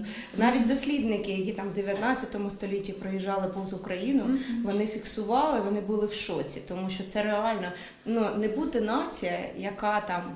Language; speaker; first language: Ukrainian; native; Ukrainian